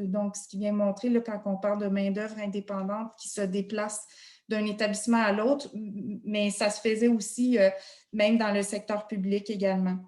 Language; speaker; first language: French; native; French